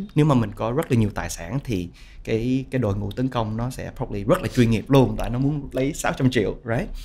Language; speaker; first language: Vietnamese; early bilingual, heritage; Vietnamese